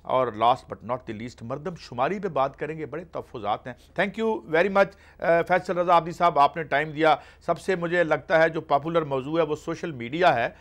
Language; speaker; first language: Urdu; non-native, local second language; Punjabi